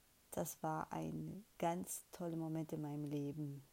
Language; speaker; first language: German; non-native, fluent; Portuguese